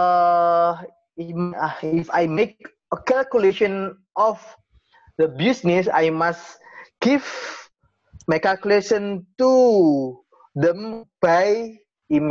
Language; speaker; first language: English; non-native, learner; Indonesian